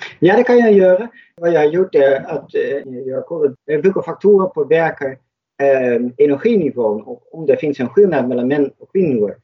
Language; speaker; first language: Swedish; non-native, fluent; Dutch